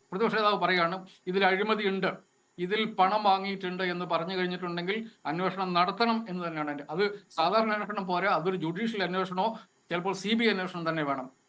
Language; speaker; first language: Malayalam; native; Malayalam